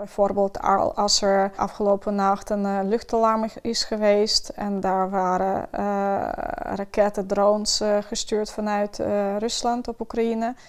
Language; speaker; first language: Dutch; non-native, fluent; Ukrainian